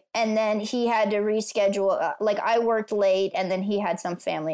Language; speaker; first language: English; native; English